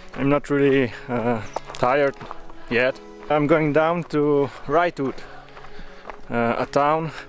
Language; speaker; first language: English; non-native, fluent; Polish